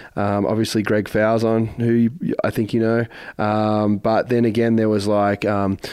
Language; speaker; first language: English; native; English